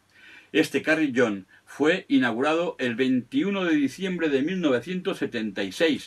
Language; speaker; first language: Spanish; non-native, local second language; Catalan